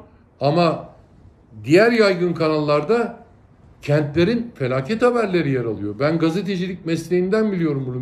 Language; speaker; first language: Turkish; native; Turkish